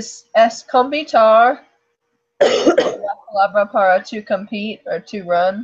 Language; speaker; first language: Spanish; non-native, learner; English